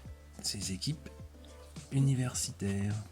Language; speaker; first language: French; native; French